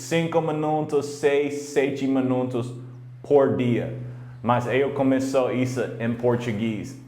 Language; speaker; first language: Portuguese; non-native, learner; English